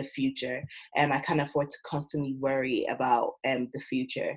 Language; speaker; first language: English; native; English